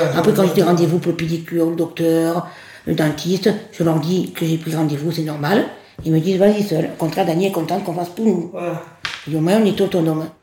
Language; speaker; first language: French; native; French